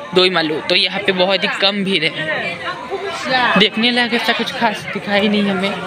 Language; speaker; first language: Hindi; non-native, local second language; Assamese